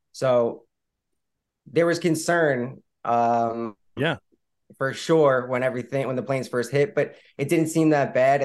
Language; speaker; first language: English; native; English